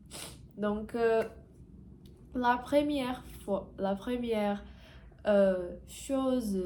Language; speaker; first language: French; non-native, learner; Portuguese